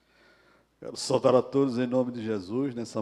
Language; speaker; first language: Portuguese; native; Portuguese